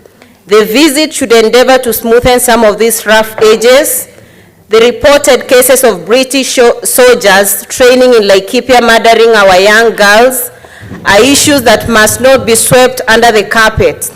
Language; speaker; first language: English; non-native, local second language; Gusii